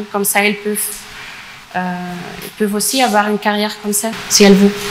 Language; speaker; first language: French; non-native, fluent; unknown